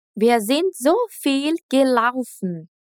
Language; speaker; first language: German; non-native, fluent; Portuguese